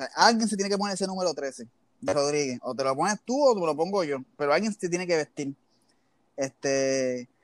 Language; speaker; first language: Spanish; native; Spanish